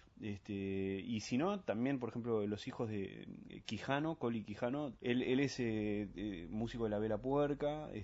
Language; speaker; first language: Spanish; early bilingual, other home language; French